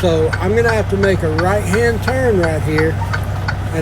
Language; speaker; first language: English; native; English